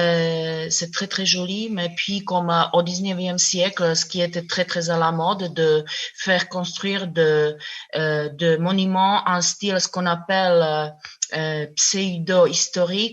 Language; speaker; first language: French; non-native, fluent; Czech